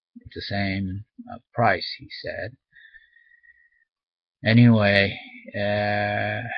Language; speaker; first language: English; non-native, learner; Japanese